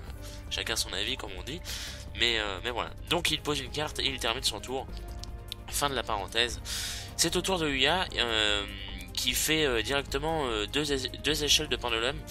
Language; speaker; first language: French; native; French